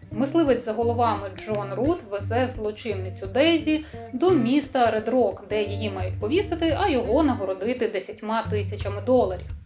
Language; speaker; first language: Ukrainian; native; Ukrainian